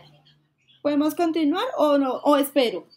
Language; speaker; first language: Spanish; native; Spanish